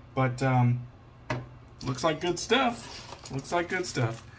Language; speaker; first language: English; native; English